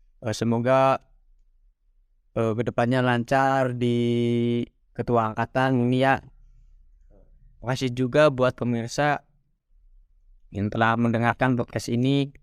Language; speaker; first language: Indonesian; native; Indonesian